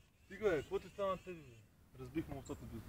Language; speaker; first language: Bulgarian; native; Bulgarian